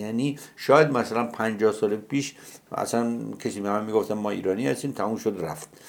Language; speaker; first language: Persian; native; Persian